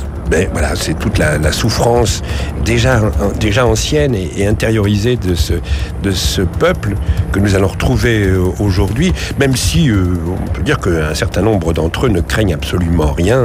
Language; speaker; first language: French; native; French